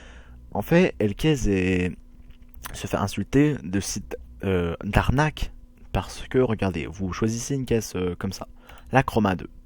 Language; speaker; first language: French; native; French